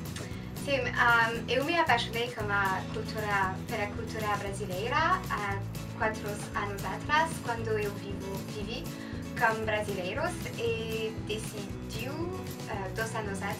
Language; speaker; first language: Portuguese; non-native, learner; French